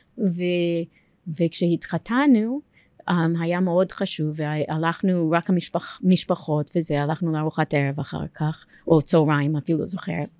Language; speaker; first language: Hebrew; non-native, fluent; English